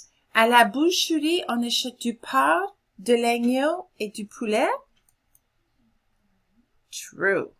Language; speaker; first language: French; non-native, fluent; English